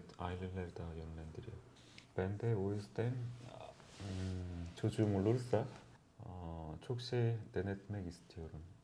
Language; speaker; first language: Turkish; non-native, fluent; Korean